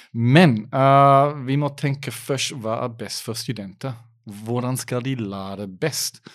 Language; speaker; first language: Norwegian; non-native, fluent; English